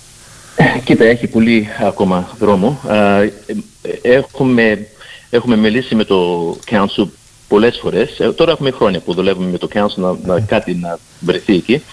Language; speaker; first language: Greek; early bilingual, heritage; Greek